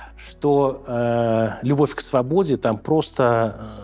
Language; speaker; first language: Russian; native; Russian